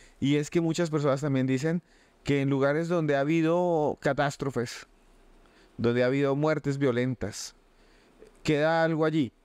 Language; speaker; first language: Spanish; native; Spanish